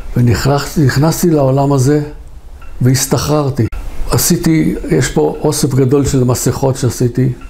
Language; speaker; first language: Hebrew; native; Hebrew